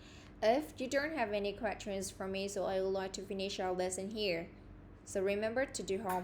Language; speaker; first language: English; non-native, fluent; Vietnamese